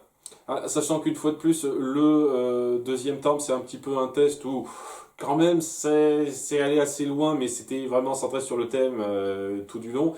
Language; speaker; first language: French; native; French